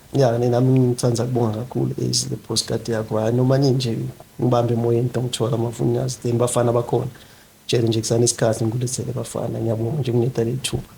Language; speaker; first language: Zulu; non-native, local second language; Swati